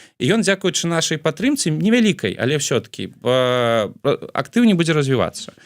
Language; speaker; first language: Belarusian; non-native, local second language; Russian